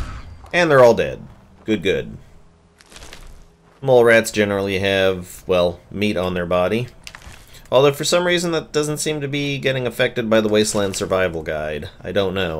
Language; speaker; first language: English; native; English